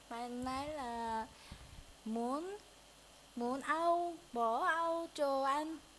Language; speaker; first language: Vietnamese; non-native, learner; Korean